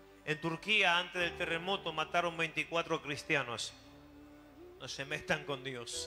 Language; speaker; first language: Spanish; native; Spanish